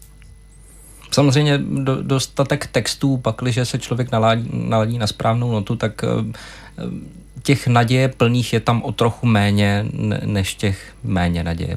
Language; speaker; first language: Czech; native; Czech